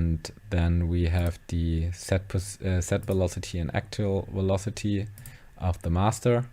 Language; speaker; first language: English; non-native, fluent; German